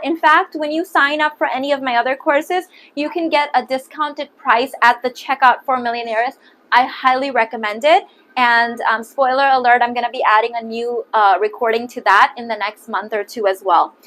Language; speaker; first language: English; early bilingual, other home language; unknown